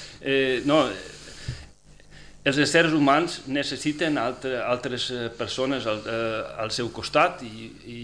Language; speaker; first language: Catalan; non-native, fluent; Dutch